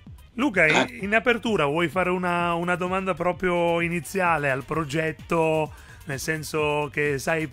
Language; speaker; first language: Italian; native; Italian